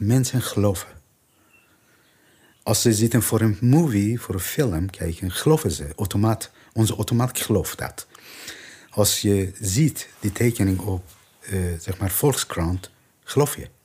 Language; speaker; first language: Dutch; non-native, learner; Persian